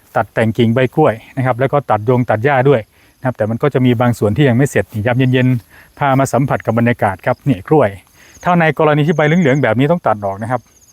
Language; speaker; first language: Thai; native; Thai